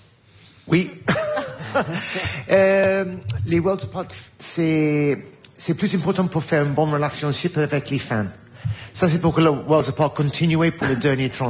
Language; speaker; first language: French; non-native, learner; English